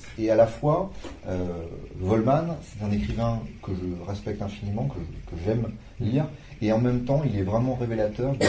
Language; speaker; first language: French; native; French